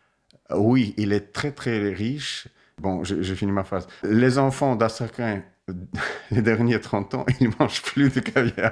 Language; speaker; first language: French; non-native, fluent; Russian